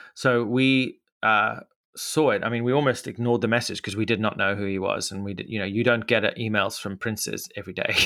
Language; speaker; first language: English; native; English